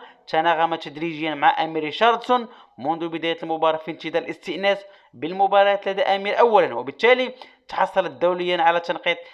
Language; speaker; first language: Arabic; native; Arabic